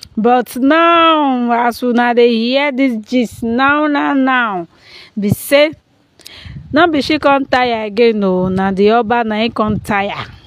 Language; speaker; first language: Nigerian Pidgin; non-native, local second language; Yoruba